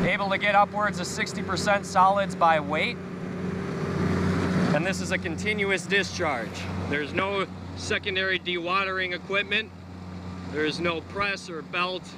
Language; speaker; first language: English; native; English